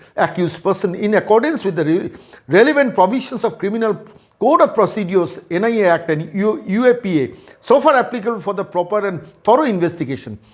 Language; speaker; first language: English; non-native, local second language; Bangla